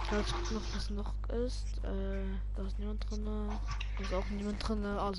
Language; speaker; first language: German; native; German